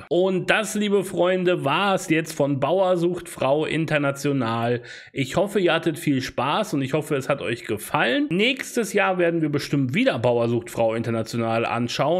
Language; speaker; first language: German; native; German